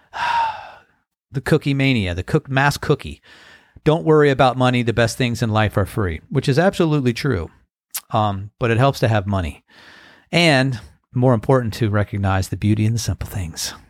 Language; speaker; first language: English; native; English